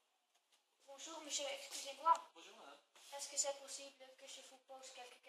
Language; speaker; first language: French; non-native, learner; Dutch